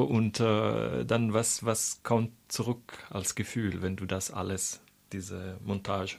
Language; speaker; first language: German; non-native, fluent; Italian